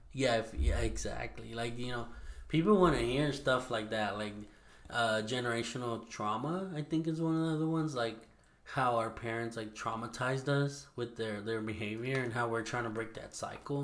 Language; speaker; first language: English; early bilingual, other home language; Spanish